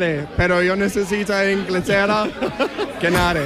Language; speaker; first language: Spanish; non-native, learner; English